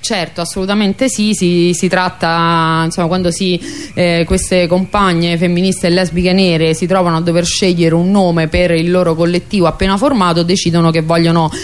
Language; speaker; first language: Italian; native; Italian